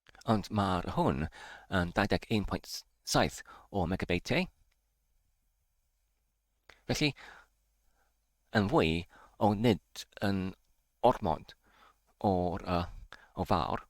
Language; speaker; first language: Welsh; non-native, learner; Polish